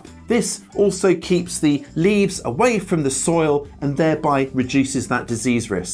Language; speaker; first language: English; native; English